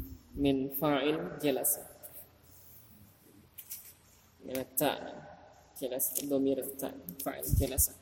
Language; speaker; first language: Arabic; non-native, fluent; Indonesian